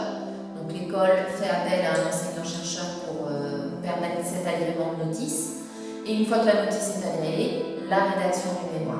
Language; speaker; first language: French; native; French